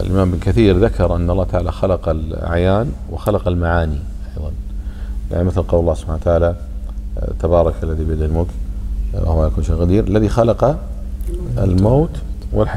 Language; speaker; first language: Arabic; native; Arabic